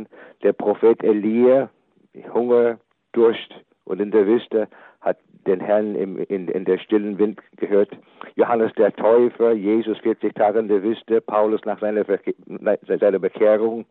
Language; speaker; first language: German; non-native, fluent; English